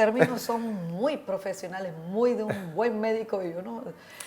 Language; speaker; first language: Spanish; native; Spanish